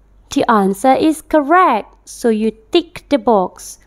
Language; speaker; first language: English; non-native, local second language; Malay